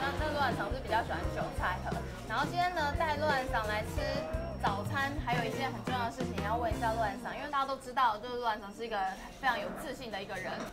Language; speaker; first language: Chinese; native; Chinese